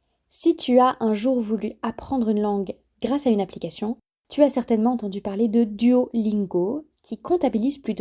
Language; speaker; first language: French; native; French